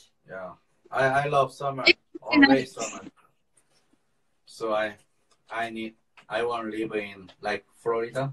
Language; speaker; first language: English; non-native, learner; Korean